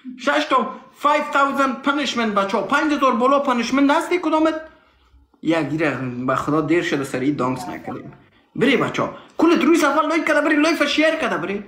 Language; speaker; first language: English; non-native, learner; Persian